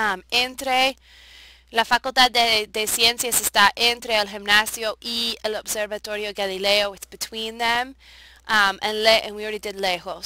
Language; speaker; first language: Spanish; non-native, fluent; English